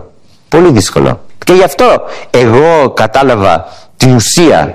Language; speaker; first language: Greek; early bilingual, heritage; English